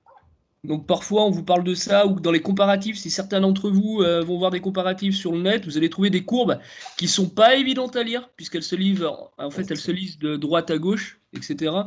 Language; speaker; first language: French; native; French